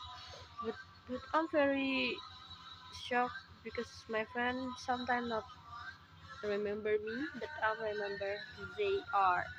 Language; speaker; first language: English; non-native, learner; Indonesian